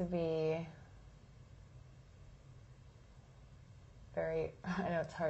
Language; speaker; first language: English; native; English